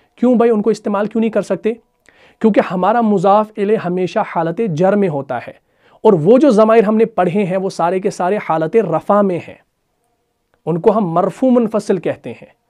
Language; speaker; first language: Urdu; non-native, local second language; Punjabi